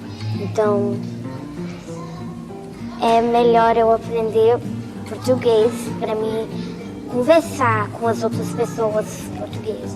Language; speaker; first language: Portuguese; early bilingual, heritage; Portuguese